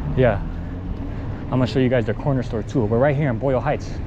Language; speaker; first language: English; native; English